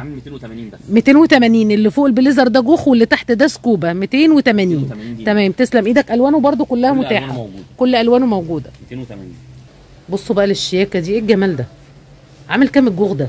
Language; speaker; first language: Arabic; native; Arabic